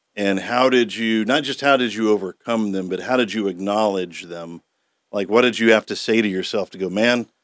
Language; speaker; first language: English; native; English